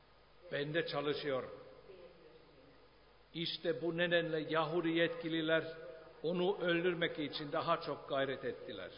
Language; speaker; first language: Turkish; non-native, fluent; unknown